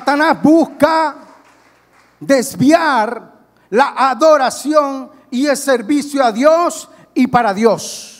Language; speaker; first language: Spanish; native; Spanish